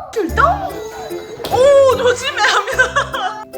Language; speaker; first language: Korean; native; Korean